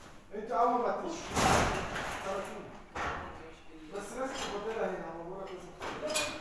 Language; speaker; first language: Arabic; non-native, learner; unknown